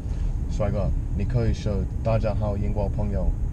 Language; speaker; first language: Chinese; non-native, learner; English